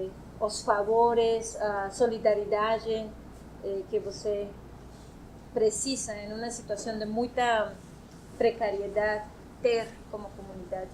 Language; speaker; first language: Portuguese; non-native, fluent; Spanish